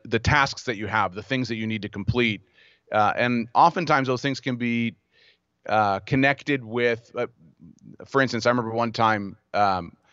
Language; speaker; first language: English; native; English